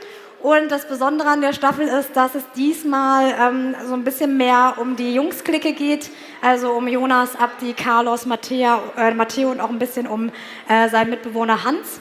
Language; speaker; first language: German; native; German